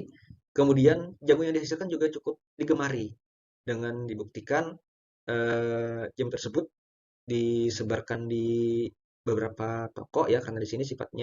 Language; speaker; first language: Indonesian; native; Indonesian